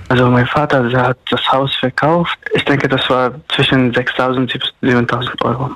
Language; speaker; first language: German; non-native, fluent; Arabic